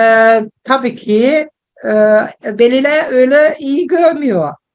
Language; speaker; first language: Turkish; non-native, learner; German